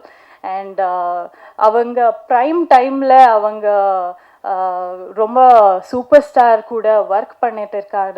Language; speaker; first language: Tamil; non-native, learner; Kannada